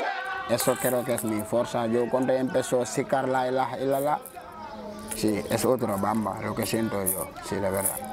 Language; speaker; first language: Spanish; non-native, fluent; Wolof